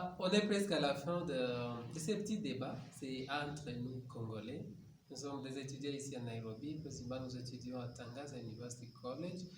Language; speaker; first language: French; non-native, local second language; Swahili